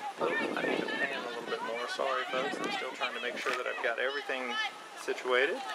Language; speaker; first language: English; native; English